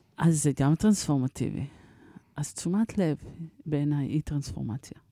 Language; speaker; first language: Hebrew; early bilingual, other home language; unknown